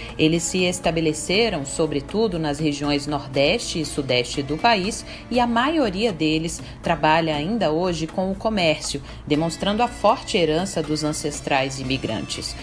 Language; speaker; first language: Portuguese; native; Portuguese